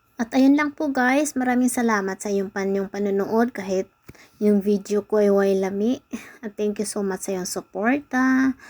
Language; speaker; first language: Filipino; non-native, local second language; Cebuano